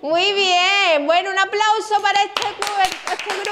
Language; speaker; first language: Spanish; native; Spanish